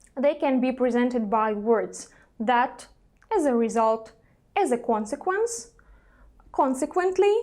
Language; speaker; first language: English; non-native, fluent; Russian